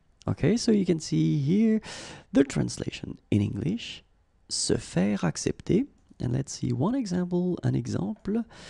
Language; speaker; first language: English; non-native, fluent; French